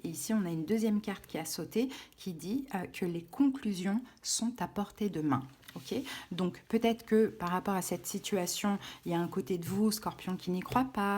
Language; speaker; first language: French; native; French